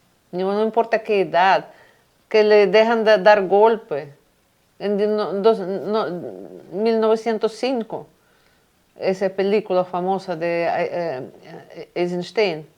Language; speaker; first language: Spanish; non-native, fluent; Russian